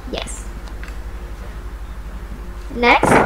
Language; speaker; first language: English; non-native, fluent; Vietnamese